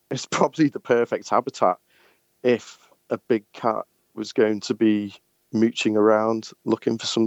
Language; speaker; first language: English; native; English